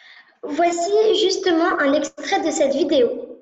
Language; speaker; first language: French; early bilingual, heritage; French